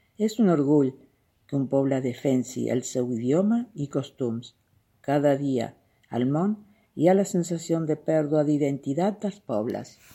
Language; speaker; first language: Catalan; non-native, fluent; Spanish